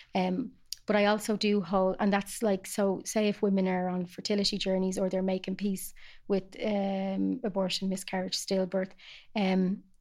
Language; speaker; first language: English; native; English